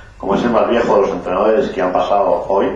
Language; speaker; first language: Spanish; native; Spanish